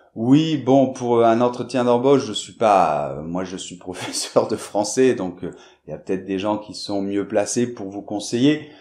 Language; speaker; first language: French; native; French